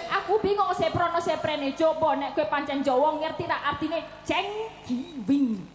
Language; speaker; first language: Javanese; non-native, local second language; Indonesian